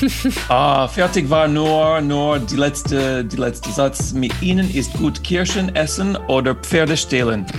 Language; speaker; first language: German; non-native, fluent; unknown